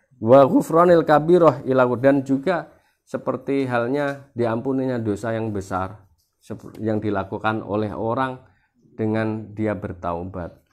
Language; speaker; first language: Indonesian; non-native, local second language; Javanese